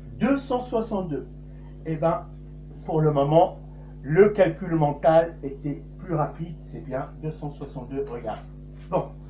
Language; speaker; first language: French; non-native, local second language; Arabic